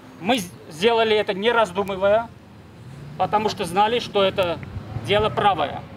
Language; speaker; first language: Russian; non-native, local second language; Armenian